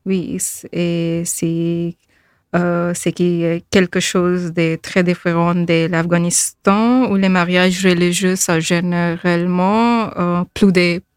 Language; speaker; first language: French; non-native, fluent; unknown